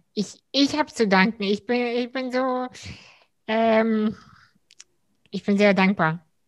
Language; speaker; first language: German; early bilingual, other home language; Russian